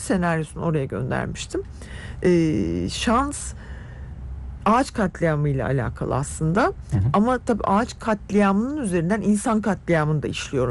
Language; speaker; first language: Turkish; native; Turkish